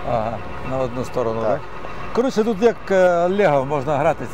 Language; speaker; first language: Ukrainian; native; Ukrainian